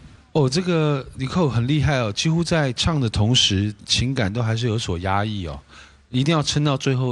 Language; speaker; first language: Chinese; native; Chinese